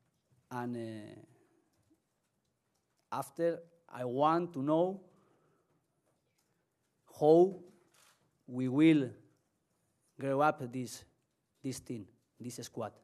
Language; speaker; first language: English; non-native, learner; Spanish